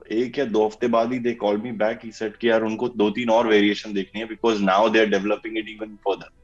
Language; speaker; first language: Hindi; native; Hindi